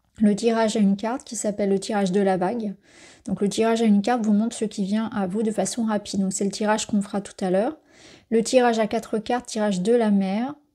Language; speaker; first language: French; native; French